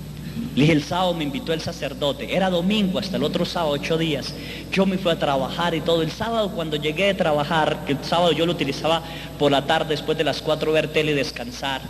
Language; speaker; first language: Spanish; native; Spanish